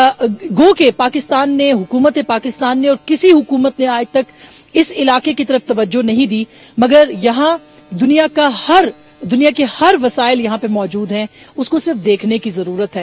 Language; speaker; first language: Urdu; native; Urdu